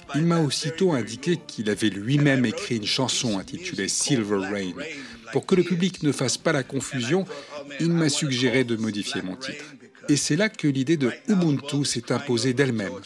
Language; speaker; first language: French; non-native, fluent; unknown